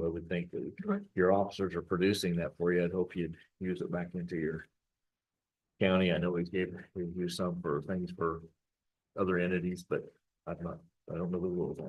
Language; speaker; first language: English; native; English